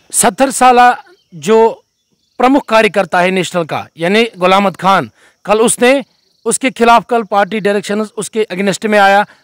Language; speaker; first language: Hindi; non-native, local second language; Kashmiri